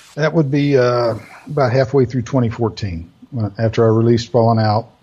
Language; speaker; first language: English; native; English